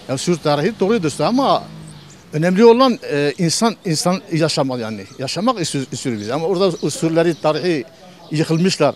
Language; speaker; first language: Turkish; non-native, local second language; Kurdish